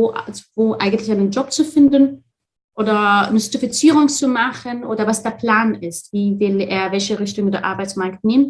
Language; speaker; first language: German; non-native, fluent; Arabic